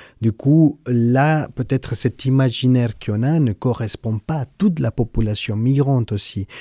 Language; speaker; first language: French; non-native, fluent; Spanish